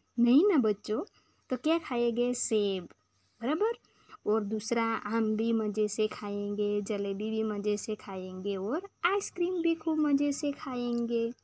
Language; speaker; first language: Hindi; non-native, local second language; Gujarati